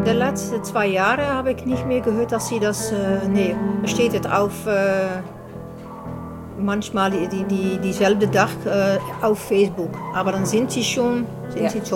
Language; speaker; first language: German; non-native, learner; Dutch